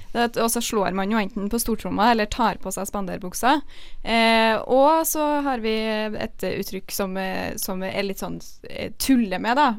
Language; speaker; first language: Norwegian; native; Norwegian